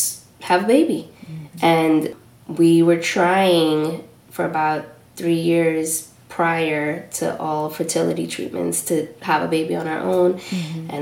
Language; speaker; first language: English; native; English